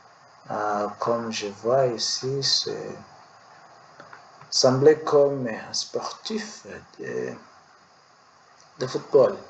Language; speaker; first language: French; non-native, learner; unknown